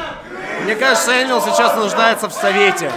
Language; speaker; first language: Russian; native; Russian